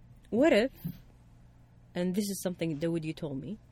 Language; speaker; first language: English; non-native, fluent; Arabic